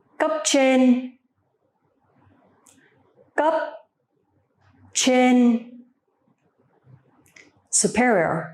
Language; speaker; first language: Vietnamese; native; Vietnamese